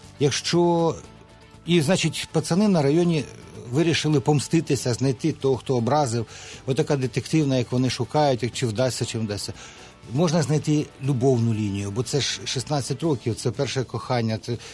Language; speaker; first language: Ukrainian; native; Ukrainian